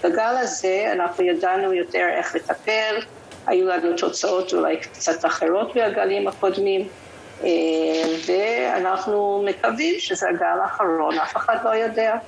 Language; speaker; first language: Hebrew; non-native, fluent; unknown